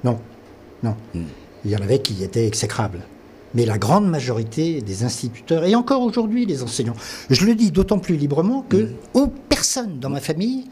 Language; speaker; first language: French; non-native, local second language; Catalan